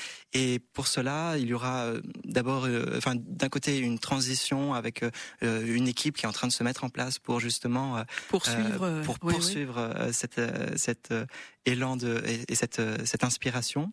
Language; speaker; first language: French; native; French